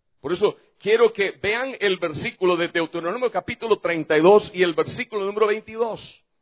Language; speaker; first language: Spanish; non-native, fluent; English